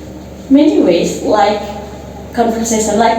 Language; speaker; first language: English; non-native, learner; Indonesian